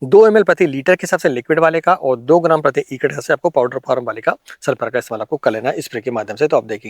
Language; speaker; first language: Hindi; native; Hindi